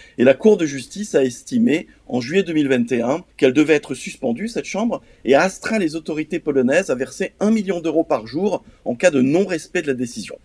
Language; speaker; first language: French; native; French